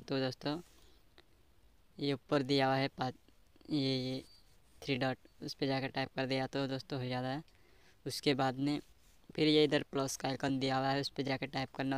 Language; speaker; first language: Hindi; native; Hindi